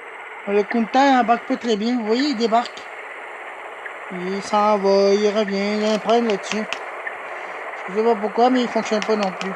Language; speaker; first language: French; native; French